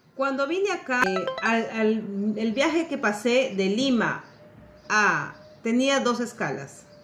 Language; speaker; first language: Spanish; native; Spanish